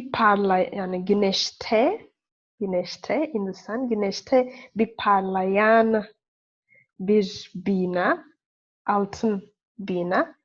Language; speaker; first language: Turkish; non-native, fluent; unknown